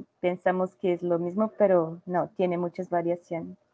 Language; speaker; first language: Spanish; non-native, learner; Portuguese